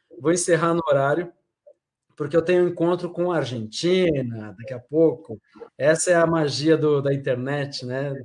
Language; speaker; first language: Portuguese; native; Portuguese